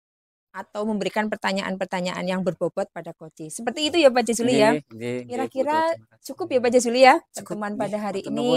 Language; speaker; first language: Indonesian; native; Indonesian